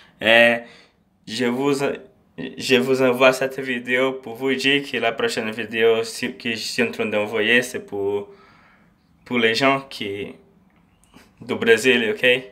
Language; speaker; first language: French; non-native, learner; Portuguese